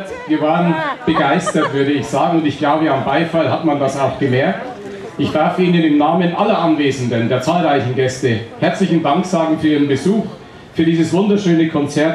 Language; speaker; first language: German; native; German